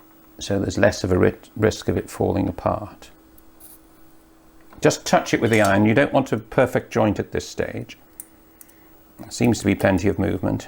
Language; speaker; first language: English; native; English